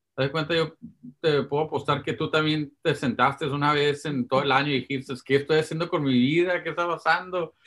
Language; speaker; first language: Spanish; early bilingual, heritage; Spanish